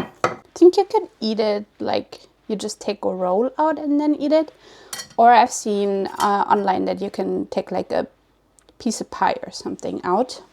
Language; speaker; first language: English; non-native, fluent; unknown